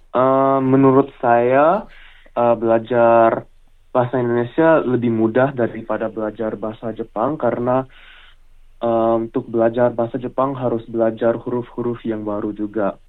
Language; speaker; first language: Indonesian; early bilingual, other home language; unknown